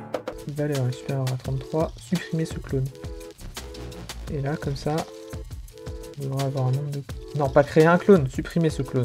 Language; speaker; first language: French; native; French